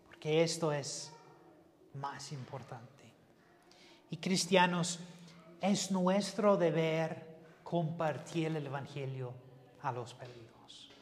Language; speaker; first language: Spanish; non-native, learner; English